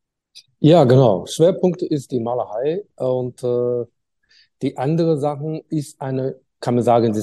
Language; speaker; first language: German; non-native, learner; Chinese